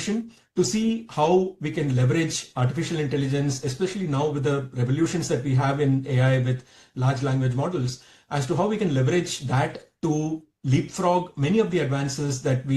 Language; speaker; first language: English; non-native, local second language; Tamil